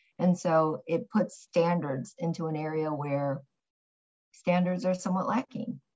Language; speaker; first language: English; early bilingual, other home language; Korean